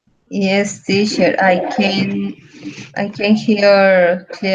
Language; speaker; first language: English; non-native, learner; Spanish